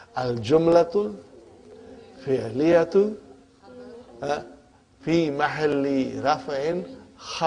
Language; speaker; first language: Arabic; non-native, fluent; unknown